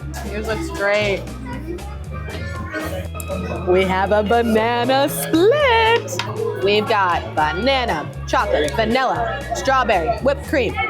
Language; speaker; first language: English; native; English